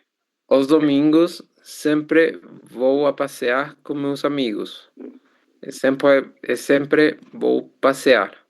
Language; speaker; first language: Portuguese; non-native, learner; Spanish